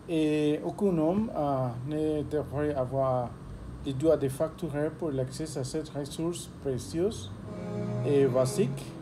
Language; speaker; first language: French; non-native, learner; Spanish